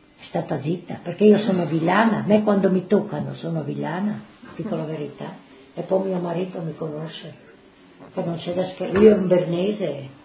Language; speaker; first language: Italian; native; Italian